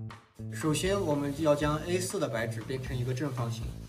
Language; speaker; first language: Chinese; native; Chinese